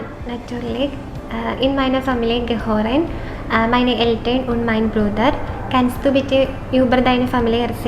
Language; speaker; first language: German; non-native, learner; Malayalam